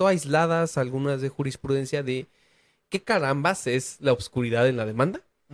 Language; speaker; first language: Spanish; native; Spanish